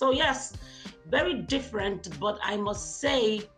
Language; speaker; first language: English; non-native, local second language; Igbo